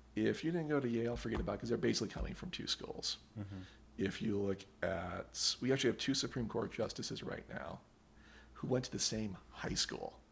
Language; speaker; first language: English; native; English